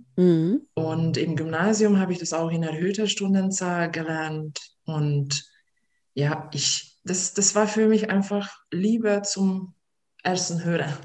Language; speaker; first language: German; non-native, fluent; Hungarian